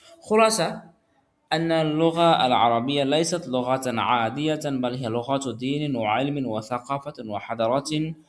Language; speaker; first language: Arabic; non-native, fluent; Bangla